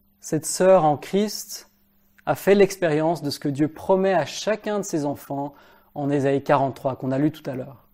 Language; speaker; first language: French; native; French